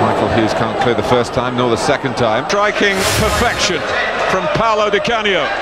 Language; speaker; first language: English; native; English